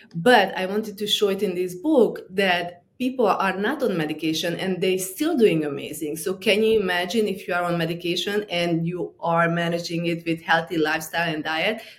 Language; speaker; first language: English; non-native, fluent; Romanian